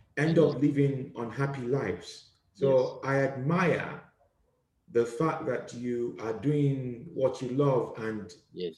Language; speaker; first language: English; non-native, fluent; Italian